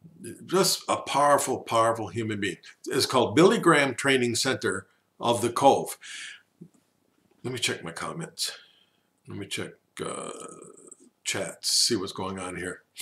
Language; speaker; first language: English; native; English